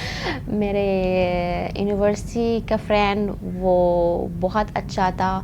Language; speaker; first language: Hindi; non-native, learner; Arabic